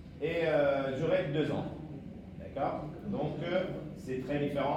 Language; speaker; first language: French; non-native, fluent; Spanish